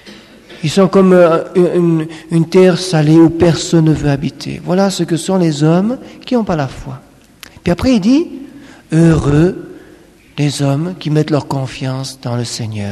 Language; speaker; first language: French; native; French